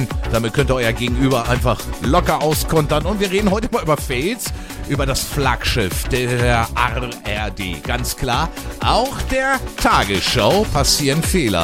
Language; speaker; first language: German; native; German